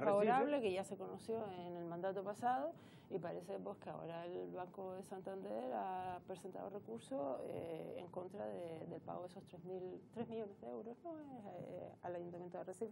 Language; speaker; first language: Spanish; native; Spanish